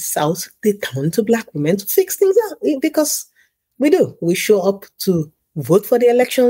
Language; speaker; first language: English; non-native, local second language; Yoruba